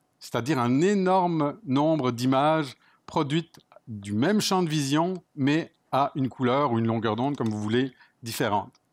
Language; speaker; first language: French; native; French